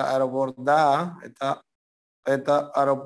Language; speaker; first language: Russian; non-native, learner; Spanish